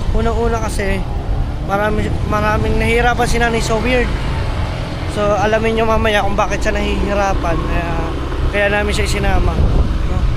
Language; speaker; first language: Filipino; native; Filipino